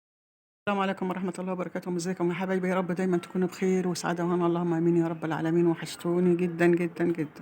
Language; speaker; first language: Arabic; native; Arabic